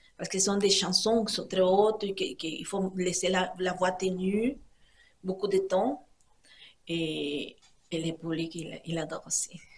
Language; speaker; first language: French; non-native, fluent; Spanish